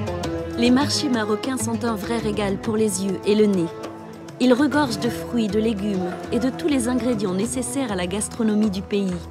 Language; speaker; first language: French; native; French